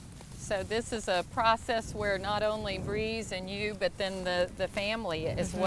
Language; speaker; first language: English; native; English